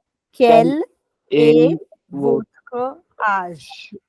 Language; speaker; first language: French; non-native, fluent; Hindi